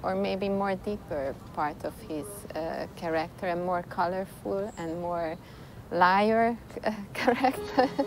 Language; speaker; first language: English; non-native, fluent; Hungarian